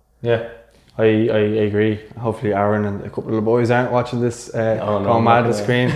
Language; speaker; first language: English; native; English